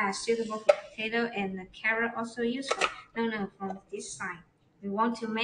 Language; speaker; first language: English; non-native, learner; Chinese